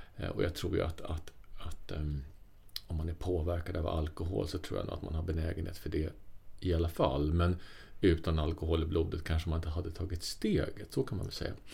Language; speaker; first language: Swedish; native; Swedish